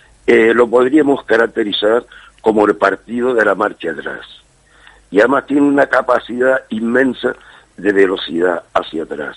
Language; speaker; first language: Spanish; native; Spanish